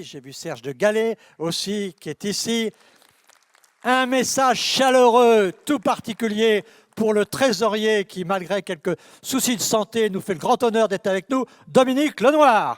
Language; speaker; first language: French; native; French